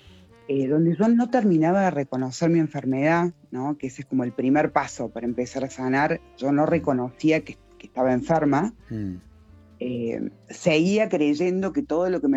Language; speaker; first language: Spanish; native; Spanish